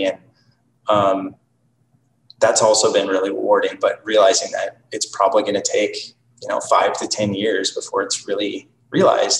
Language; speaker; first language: English; native; English